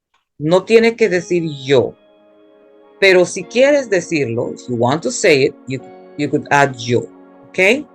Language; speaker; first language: Spanish; non-native, fluent; English